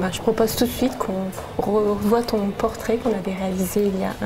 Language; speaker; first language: French; native; French